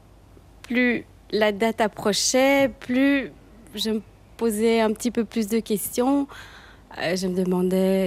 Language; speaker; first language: French; native; French